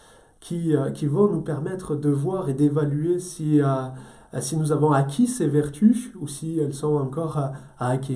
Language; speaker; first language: French; native; French